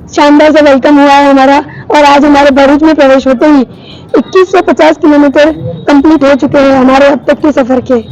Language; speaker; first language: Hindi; non-native, local second language; Gujarati